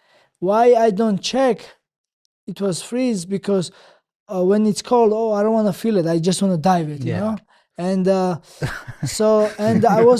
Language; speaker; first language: English; non-native, learner; Georgian